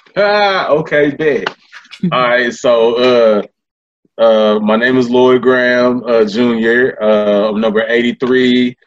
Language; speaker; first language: English; native; English